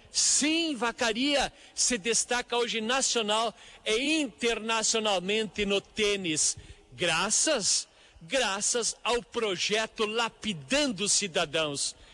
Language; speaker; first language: Portuguese; native; Portuguese